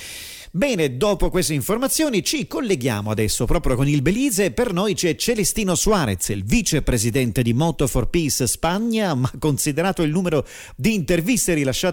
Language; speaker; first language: Italian; native; Italian